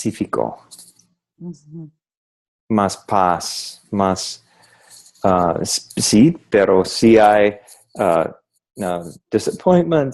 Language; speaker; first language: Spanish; non-native, learner; English